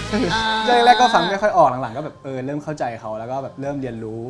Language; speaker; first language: Thai; native; Thai